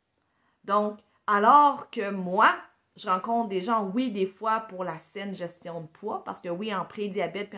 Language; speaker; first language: French; native; French